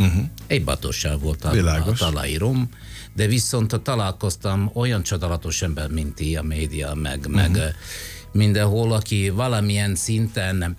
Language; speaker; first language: Hungarian; non-native, fluent; Italian